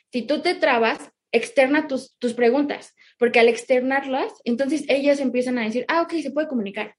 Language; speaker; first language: Spanish; early bilingual, heritage; Spanish